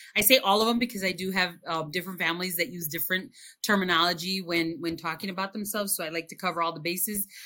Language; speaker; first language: English; early bilingual, other home language; Spanish